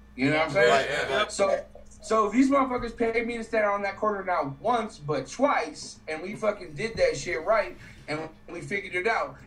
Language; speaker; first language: English; native; English